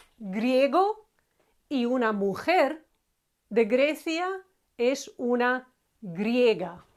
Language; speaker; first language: Spanish; non-native, fluent; Croatian